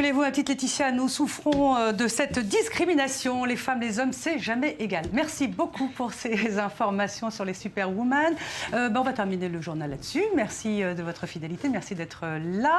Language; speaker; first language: French; native; French